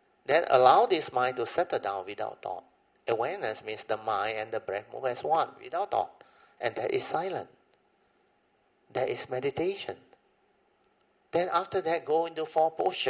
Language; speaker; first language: English; non-native, local second language; Min Nan Chinese